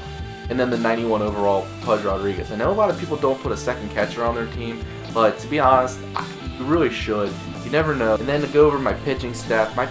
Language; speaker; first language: English; native; English